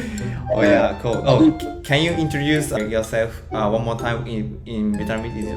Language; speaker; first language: English; non-native, learner; Japanese